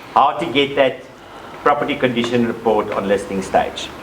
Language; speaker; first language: English; non-native, local second language; Afrikaans